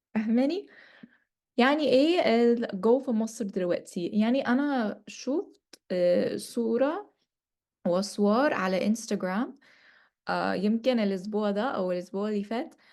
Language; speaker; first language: Egyptian Arabic; non-native, learner; English